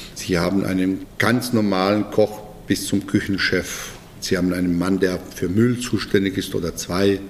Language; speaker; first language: German; non-native, fluent; Bosnian